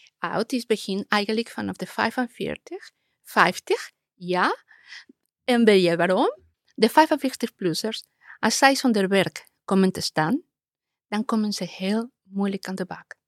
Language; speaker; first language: Dutch; non-native, fluent; Spanish